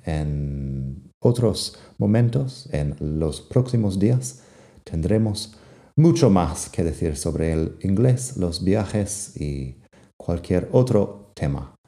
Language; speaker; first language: Spanish; non-native, fluent; English